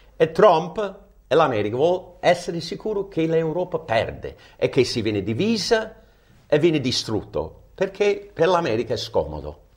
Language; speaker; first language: Italian; non-native, fluent; English